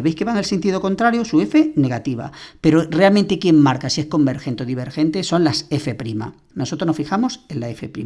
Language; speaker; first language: Spanish; native; Spanish